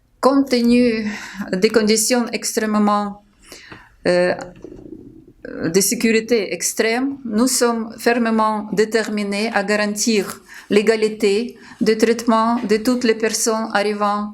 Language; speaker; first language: French; non-native, fluent; Ukrainian